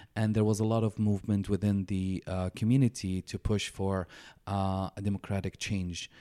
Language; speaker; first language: English; non-native, fluent; Arabic